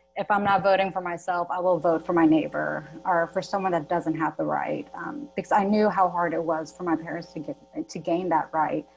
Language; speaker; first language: English; native; English